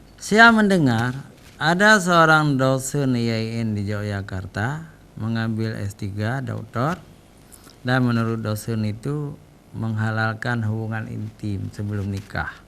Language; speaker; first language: Malay; non-native, local second language; Achinese